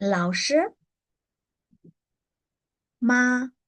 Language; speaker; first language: Chinese; non-native, fluent; Burmese